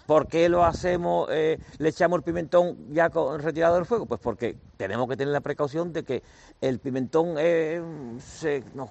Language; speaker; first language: Spanish; native; Spanish